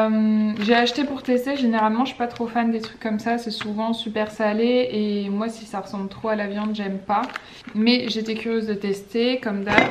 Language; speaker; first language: French; native; French